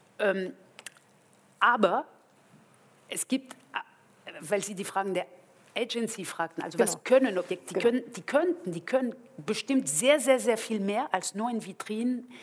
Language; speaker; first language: German; non-native, fluent; French